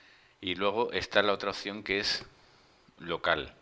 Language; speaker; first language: Spanish; native; Spanish